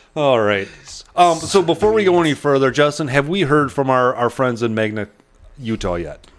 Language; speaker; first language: English; native; English